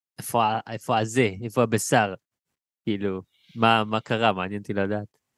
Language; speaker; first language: Hebrew; native; Hebrew